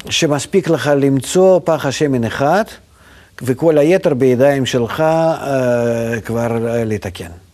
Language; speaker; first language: Hebrew; non-native, fluent; Russian